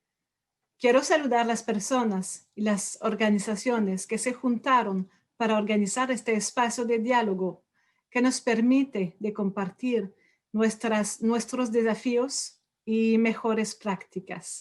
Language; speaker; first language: Spanish; non-native, fluent; French